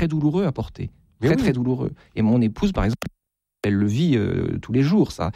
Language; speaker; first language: French; native; French